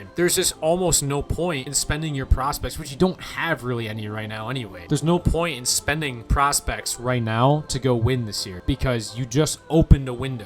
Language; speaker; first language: English; native; English